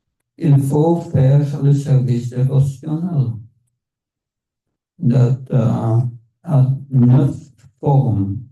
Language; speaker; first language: French; non-native, fluent; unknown